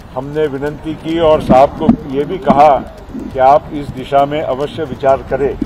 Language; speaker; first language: Hindi; non-native, local second language; Marathi